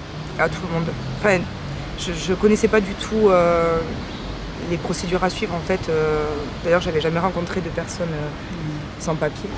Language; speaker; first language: French; native; French